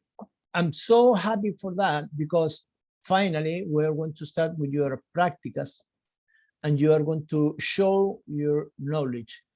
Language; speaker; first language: English; non-native, fluent; Spanish